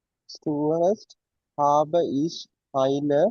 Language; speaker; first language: German; non-native, learner; Tamil